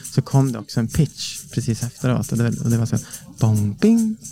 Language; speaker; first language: Swedish; native; Swedish